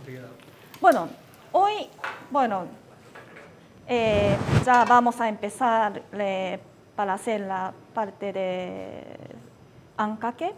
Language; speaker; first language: Spanish; non-native, fluent; Japanese